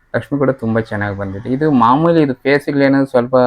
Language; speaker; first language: Kannada; non-native, local second language; Telugu